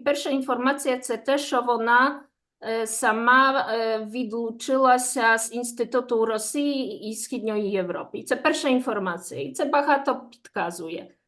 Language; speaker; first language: Ukrainian; non-native, fluent; Polish